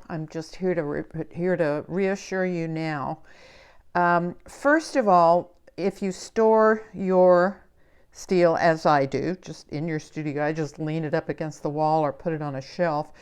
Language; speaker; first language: English; native; English